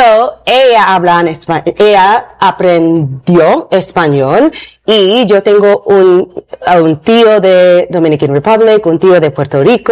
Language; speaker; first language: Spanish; non-native, learner; English